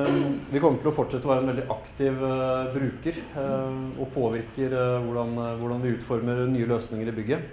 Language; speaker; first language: Norwegian; native; Norwegian